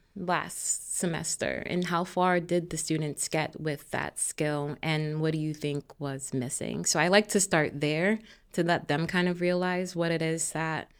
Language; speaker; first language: English; native; English